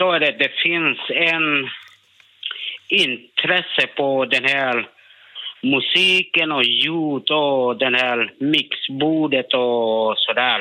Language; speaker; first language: Swedish; non-native, learner; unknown